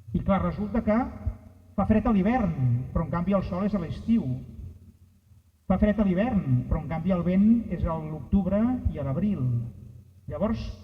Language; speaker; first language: Catalan; native; Catalan